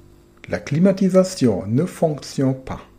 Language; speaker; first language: French; non-native, fluent; German